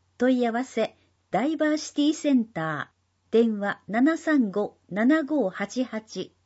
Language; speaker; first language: Japanese; non-native, fluent; Indonesian